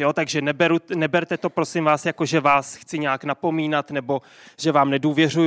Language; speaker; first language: Czech; native; Czech